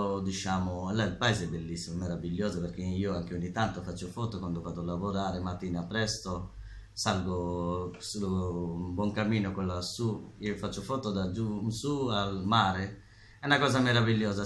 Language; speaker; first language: Italian; non-native, learner; Bangla